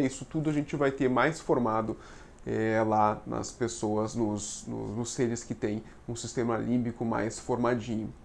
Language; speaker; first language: Portuguese; native; Portuguese